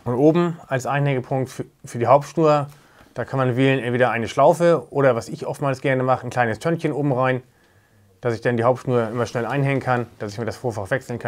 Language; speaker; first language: German; native; German